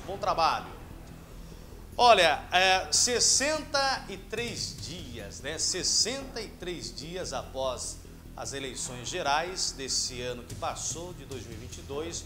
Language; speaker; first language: Portuguese; native; Portuguese